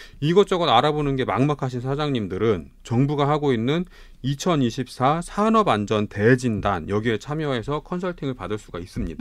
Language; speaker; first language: Korean; native; Korean